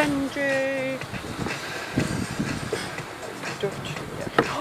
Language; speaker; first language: Turkish; non-native, learner; English